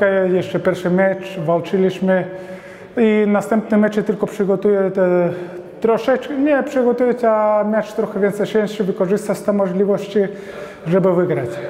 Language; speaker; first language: Polish; non-native, fluent; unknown